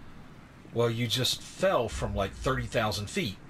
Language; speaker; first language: English; native; English